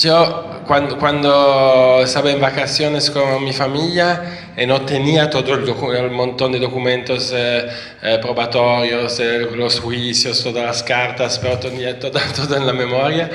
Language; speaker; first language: Spanish; non-native, fluent; Italian